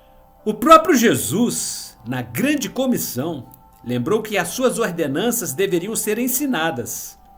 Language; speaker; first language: Portuguese; native; Portuguese